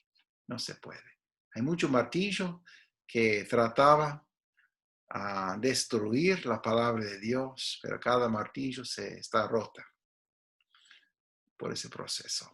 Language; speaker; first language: Spanish; non-native, fluent; English